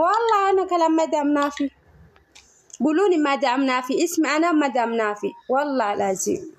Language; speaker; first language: Arabic; non-native, learner; Oromo